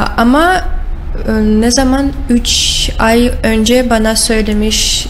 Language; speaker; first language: Turkish; non-native, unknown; Russian